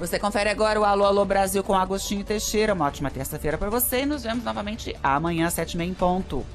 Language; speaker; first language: Portuguese; native; Portuguese